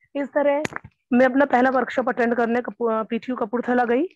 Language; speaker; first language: Hindi; native; Hindi